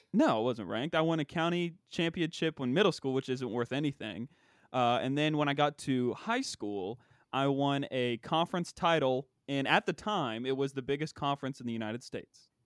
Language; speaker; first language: English; native; English